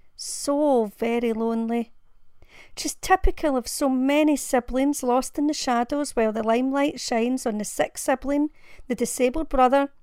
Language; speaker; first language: English; native; English